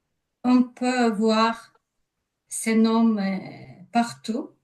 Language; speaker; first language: French; non-native, learner; Ukrainian